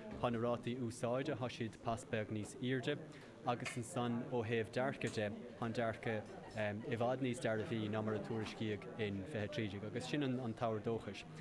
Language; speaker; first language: Irish; native; Irish